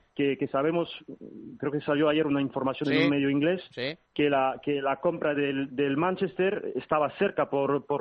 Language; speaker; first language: Spanish; early bilingual, heritage; French